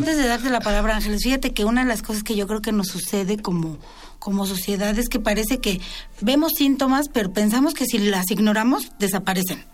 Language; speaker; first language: Spanish; native; Spanish